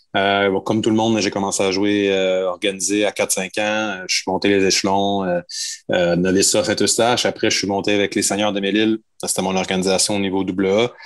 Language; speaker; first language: French; native; French